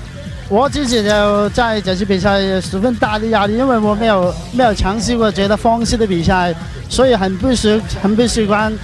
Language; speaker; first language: Chinese; non-native, local second language; Cantonese